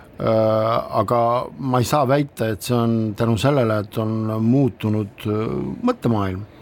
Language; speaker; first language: Estonian; non-native, local second language; Russian